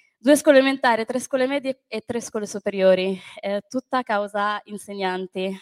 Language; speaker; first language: Italian; early bilingual, other home language; Arabic